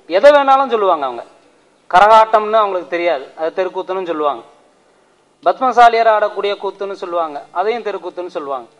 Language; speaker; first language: Tamil; native; Tamil